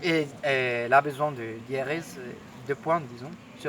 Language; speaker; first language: French; non-native, fluent; Spanish